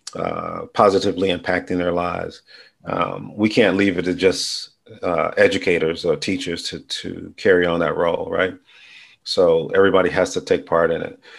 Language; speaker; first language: English; native; English